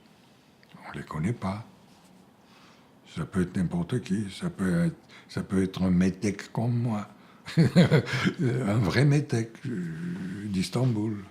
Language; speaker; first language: French; non-native, fluent; Bulgarian